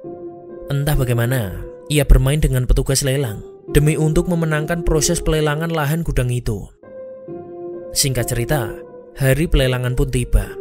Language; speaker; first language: Indonesian; native; Indonesian